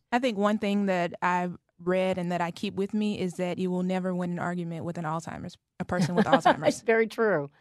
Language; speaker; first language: English; native; English